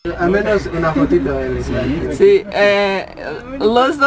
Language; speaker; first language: Spanish; non-native, learner; Portuguese